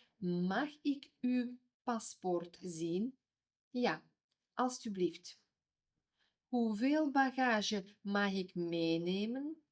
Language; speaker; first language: Dutch; non-native, fluent; Ukrainian